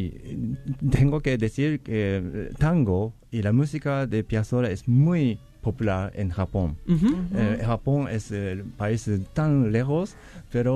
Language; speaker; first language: Spanish; non-native, learner; Japanese